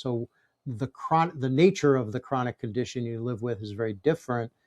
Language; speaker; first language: English; native; English